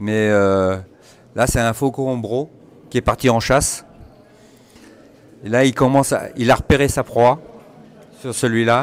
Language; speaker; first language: French; native; French